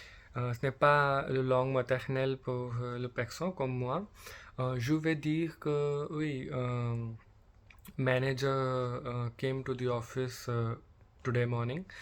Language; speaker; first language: French; non-native, learner; English